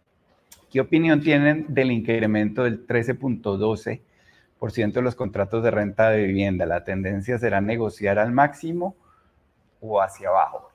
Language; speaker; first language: Spanish; native; Spanish